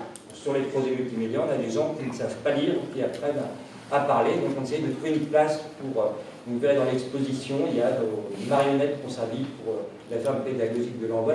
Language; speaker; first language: French; native; French